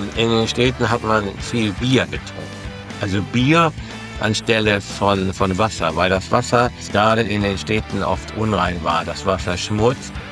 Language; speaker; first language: German; native; German